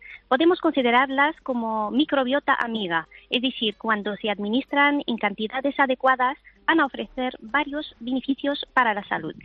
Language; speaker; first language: Spanish; non-native, fluent; Arabic